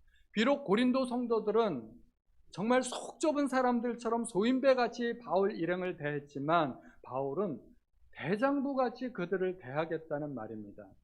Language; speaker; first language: Korean; native; Korean